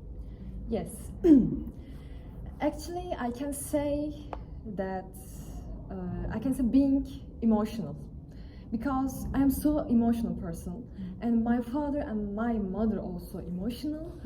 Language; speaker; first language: English; non-native, fluent; Turkish